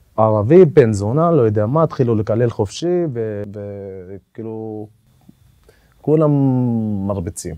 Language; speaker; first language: Hebrew; non-native, local second language; Arabic